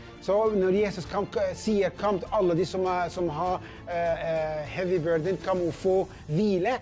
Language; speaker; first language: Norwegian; non-native, learner; Persian